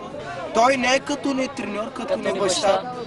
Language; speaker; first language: Bulgarian; non-native, local second language; Turkish